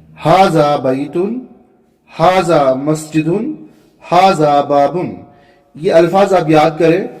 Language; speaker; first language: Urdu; native; Urdu